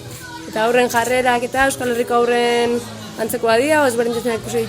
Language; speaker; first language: Basque; native; Basque